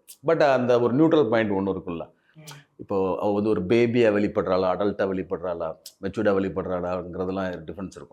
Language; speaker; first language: Tamil; native; Tamil